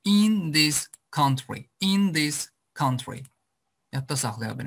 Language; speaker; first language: English; non-native, fluent; Azerbaijani